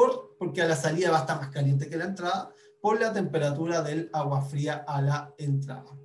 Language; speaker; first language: Spanish; native; Spanish